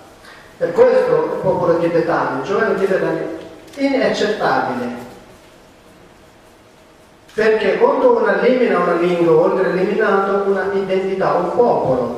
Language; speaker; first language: Italian; non-native, learner; Tibetan